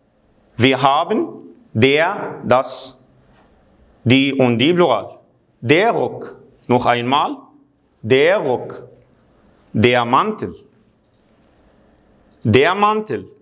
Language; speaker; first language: German; non-native, fluent; Arabic